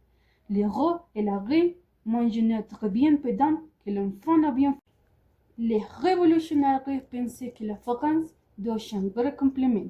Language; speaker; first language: French; non-native, learner; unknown